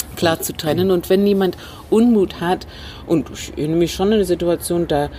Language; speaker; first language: German; non-native, fluent; English